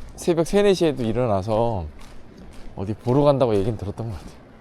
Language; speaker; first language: Korean; native; Korean